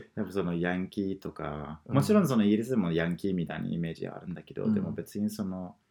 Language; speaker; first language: Japanese; non-native, fluent; English